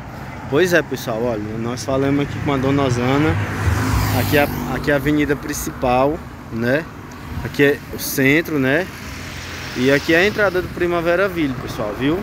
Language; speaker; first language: Portuguese; native; Portuguese